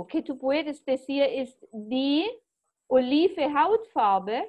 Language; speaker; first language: Spanish; non-native, fluent; German